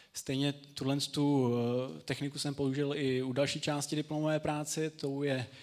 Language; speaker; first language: Czech; native; Czech